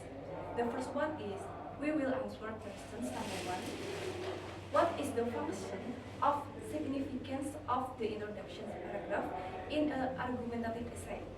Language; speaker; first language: English; non-native, learner; Indonesian